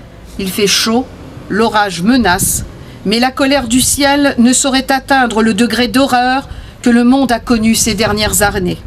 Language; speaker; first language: French; native; French